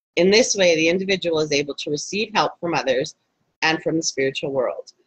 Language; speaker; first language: English; native; English